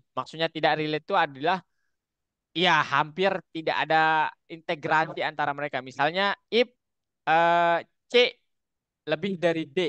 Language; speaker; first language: Indonesian; native; Indonesian